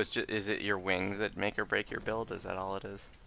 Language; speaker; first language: English; native; English